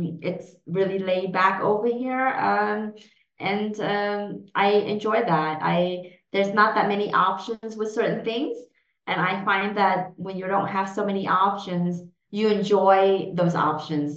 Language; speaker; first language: English; early bilingual, other home language; Vietnamese